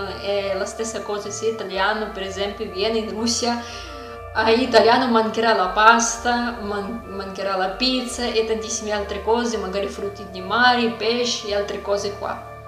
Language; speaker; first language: Italian; non-native, learner; Russian